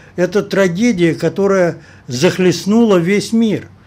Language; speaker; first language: Russian; native; Russian